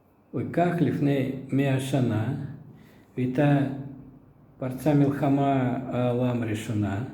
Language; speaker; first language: Hebrew; non-native, fluent; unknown